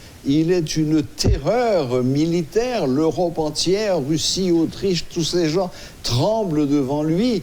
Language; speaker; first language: French; non-native, local second language; Haitian Creole